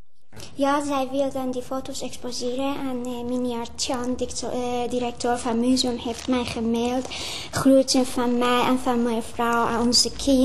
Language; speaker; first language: Dutch; non-native, fluent; Persian